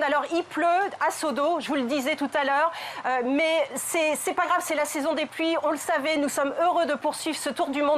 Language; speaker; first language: French; native; French